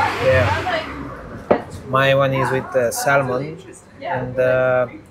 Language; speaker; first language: English; non-native, learner; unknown